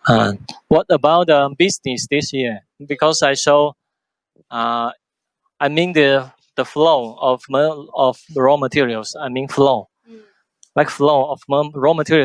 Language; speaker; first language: English; non-native, fluent; Chinese